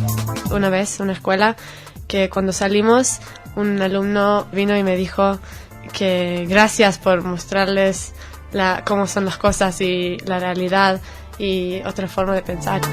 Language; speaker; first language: Spanish; non-native, fluent; Hebrew